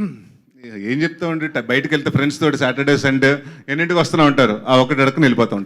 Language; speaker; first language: Telugu; native; Telugu